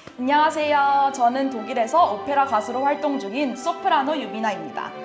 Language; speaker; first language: Korean; native; Korean